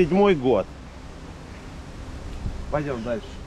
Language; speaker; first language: Russian; native; Russian